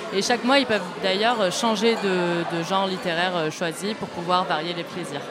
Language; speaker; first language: French; native; French